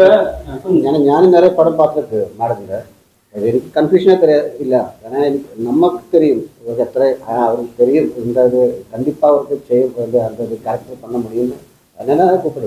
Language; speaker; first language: Tamil; non-native, local second language; Malayalam